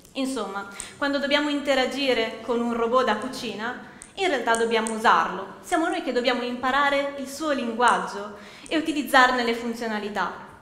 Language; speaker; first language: Italian; native; Italian